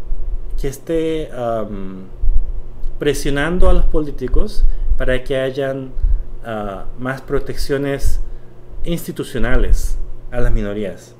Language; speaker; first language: Spanish; non-native, fluent; Korean